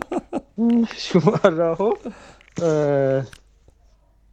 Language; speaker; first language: Persian; non-native, learner; Urdu